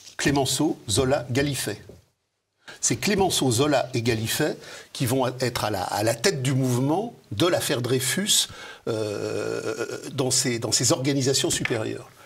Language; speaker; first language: French; native; French